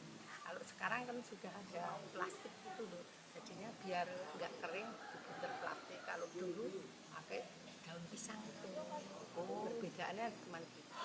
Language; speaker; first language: Indonesian; non-native, local second language; Javanese